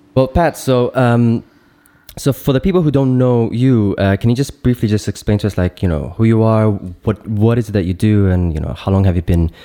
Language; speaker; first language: English; non-native, fluent; Greek